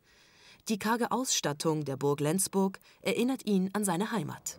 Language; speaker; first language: German; native; German